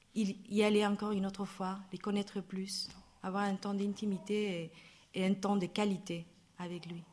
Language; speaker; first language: French; non-native, fluent; Spanish